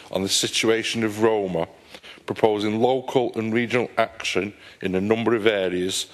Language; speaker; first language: English; native; English